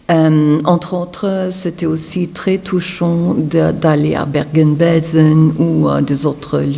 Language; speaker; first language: French; non-native, fluent; German